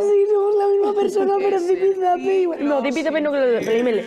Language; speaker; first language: Spanish; native; Spanish